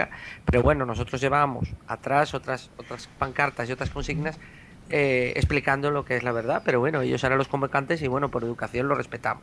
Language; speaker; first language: Spanish; native; Spanish